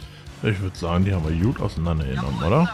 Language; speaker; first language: German; native; German